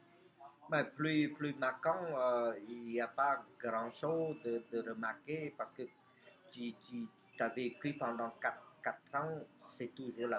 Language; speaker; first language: French; non-native, fluent; Khmer